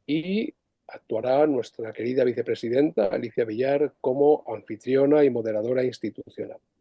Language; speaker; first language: Spanish; native; Spanish